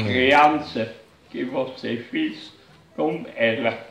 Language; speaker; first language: Portuguese; non-native, fluent; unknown